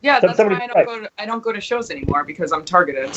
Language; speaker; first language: English; native; English